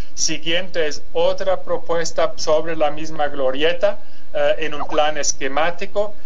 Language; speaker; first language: Spanish; non-native, fluent; German